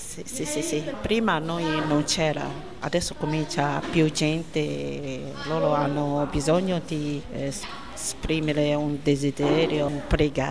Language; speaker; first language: Italian; non-native, learner; Chinese